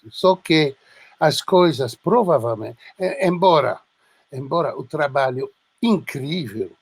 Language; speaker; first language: Portuguese; non-native, fluent; French